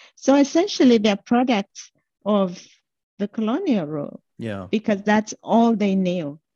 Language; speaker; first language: English; non-native, local second language; Gusii